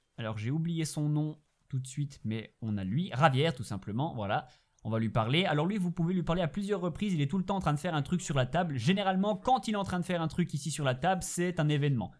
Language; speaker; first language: French; native; French